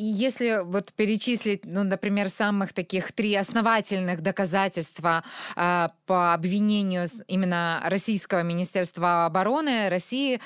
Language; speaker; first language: Russian; native; Russian